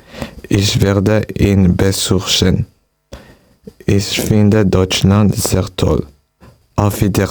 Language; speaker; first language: German; non-native, learner; French